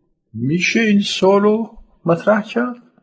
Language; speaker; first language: Persian; non-native, fluent; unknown